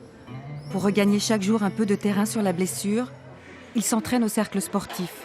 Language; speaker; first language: French; native; French